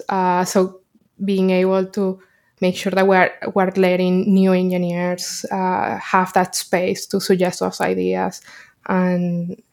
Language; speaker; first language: English; non-native, fluent; Spanish